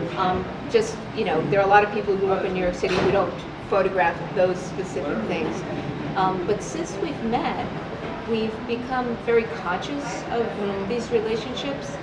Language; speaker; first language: English; native; English